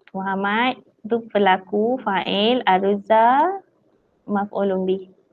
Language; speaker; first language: Malay; native; Malay